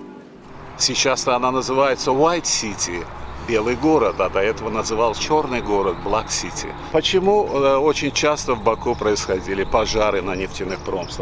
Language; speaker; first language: Russian; native; Russian